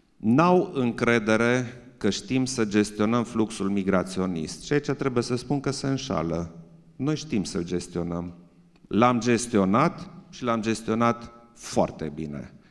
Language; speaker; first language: Romanian; non-native, local second language; German